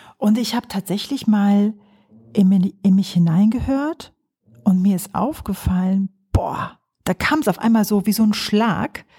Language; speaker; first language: German; early bilingual, other home language; Polish